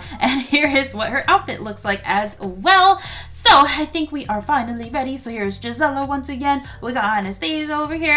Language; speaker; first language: English; native; English